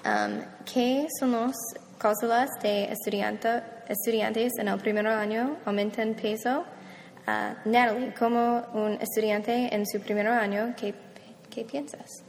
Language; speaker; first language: Spanish; non-native, learner; English